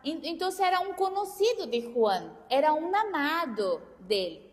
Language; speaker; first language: Spanish; non-native, fluent; Portuguese